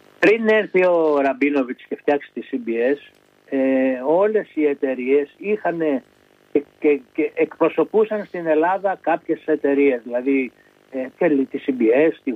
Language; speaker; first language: Greek; native; Greek